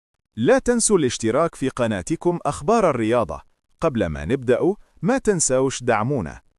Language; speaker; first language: Arabic; native; Arabic